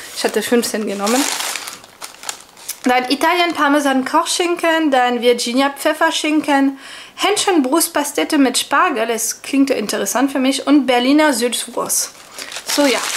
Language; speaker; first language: German; non-native, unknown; French